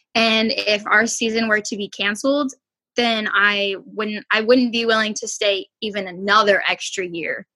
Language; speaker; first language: English; native; English